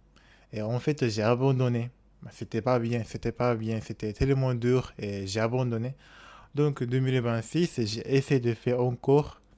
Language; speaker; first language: French; non-native, learner; Japanese